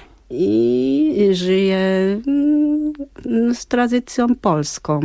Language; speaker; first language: Polish; non-native, fluent; Japanese